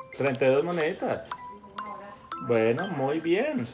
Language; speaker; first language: Spanish; native; Spanish